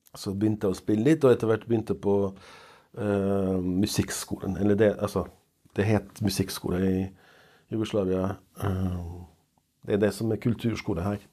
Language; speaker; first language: Norwegian; non-native, fluent; Serbian